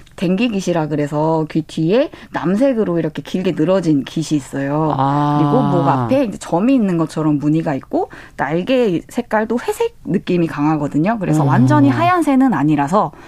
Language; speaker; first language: Korean; native; Korean